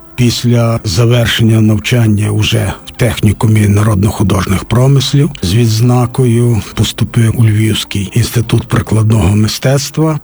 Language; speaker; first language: Ukrainian; native; Ukrainian